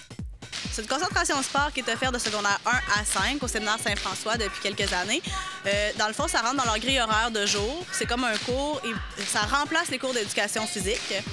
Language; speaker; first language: French; native; French